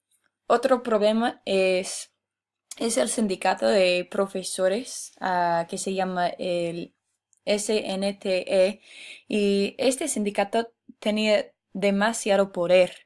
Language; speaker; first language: Spanish; non-native, fluent; English